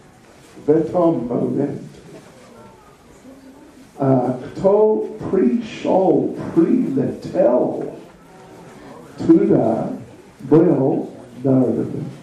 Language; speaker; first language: Russian; non-native, learner; English